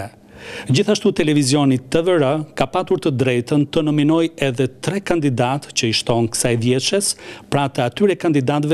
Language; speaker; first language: Albanian; native; Albanian